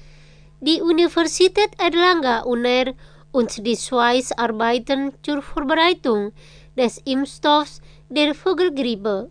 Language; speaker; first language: German; non-native, fluent; Indonesian